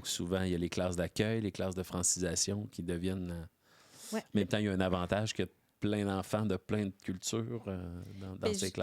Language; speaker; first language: French; native; French